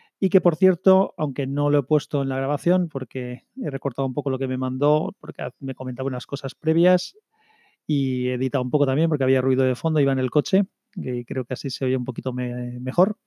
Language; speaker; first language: Spanish; native; Spanish